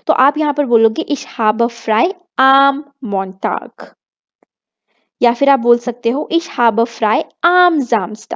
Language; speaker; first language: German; non-native, fluent; Hindi